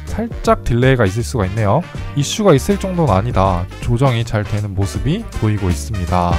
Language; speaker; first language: Korean; native; Korean